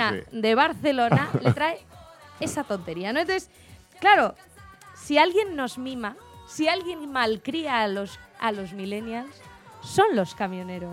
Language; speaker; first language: Spanish; native; Spanish